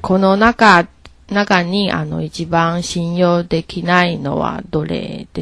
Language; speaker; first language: Japanese; non-native, learner; Chinese